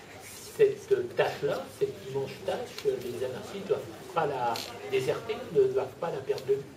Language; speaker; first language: French; native; French